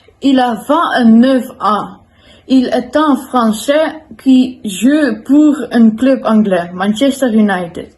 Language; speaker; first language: French; non-native, learner; Dutch